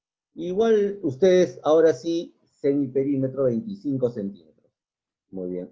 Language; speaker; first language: Spanish; native; Spanish